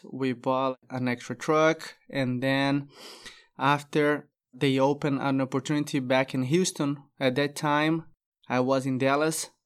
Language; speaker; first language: English; non-native, fluent; Portuguese